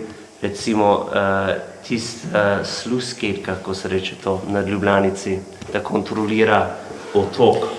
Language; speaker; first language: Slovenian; non-native, learner; English